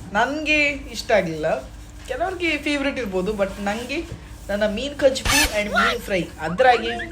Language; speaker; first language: Kannada; native; Kannada